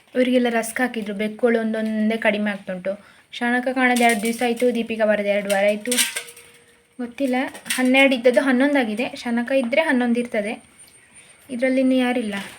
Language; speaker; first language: Kannada; non-native, local second language; Konkani